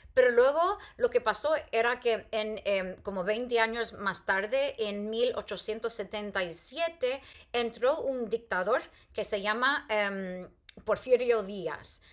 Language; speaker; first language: Spanish; non-native, fluent; English